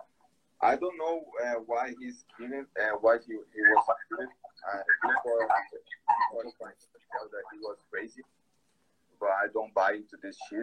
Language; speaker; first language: English; non-native, fluent; Portuguese